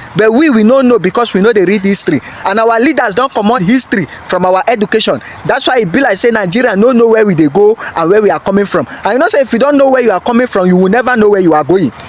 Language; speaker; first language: Nigerian Pidgin; native; Nigerian Pidgin